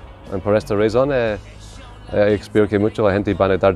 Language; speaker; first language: Spanish; non-native, learner; English